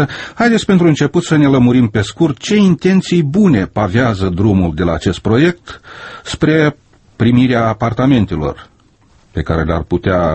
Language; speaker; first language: Romanian; native; Romanian